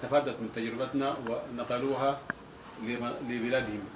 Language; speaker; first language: Arabic; native; Arabic